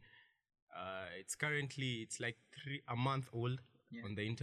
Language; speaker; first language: English; non-native, local second language; Swahili